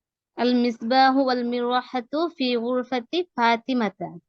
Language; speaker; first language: Arabic; non-native, learner; Bangla